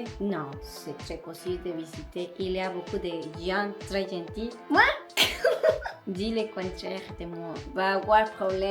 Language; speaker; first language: French; non-native, learner; Spanish